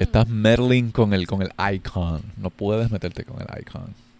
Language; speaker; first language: Spanish; early bilingual, heritage; Spanish